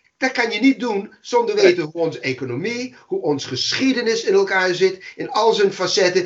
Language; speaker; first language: Dutch; non-native, fluent; English